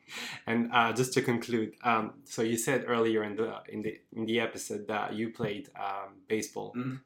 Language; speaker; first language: English; non-native, fluent; French